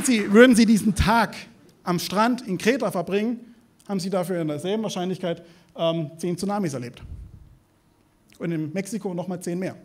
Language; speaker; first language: German; native; German